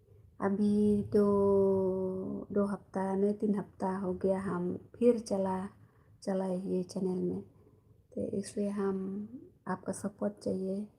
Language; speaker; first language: Hindi; non-native, local second language; Khasi